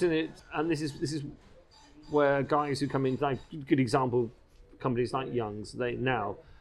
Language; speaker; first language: English; native; English